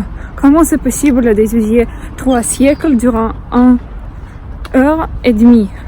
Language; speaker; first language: French; non-native, learner; Russian